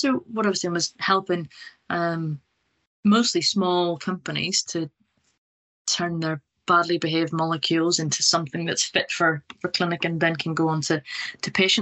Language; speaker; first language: English; native; English